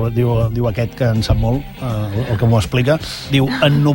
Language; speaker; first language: Catalan; native; Catalan